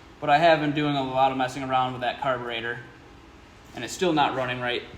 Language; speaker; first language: English; native; English